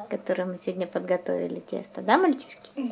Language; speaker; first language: Russian; native; Russian